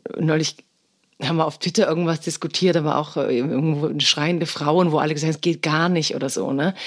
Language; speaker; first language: German; early bilingual, other home language; Croatian